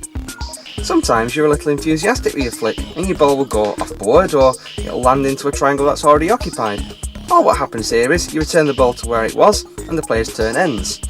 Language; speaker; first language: English; native; English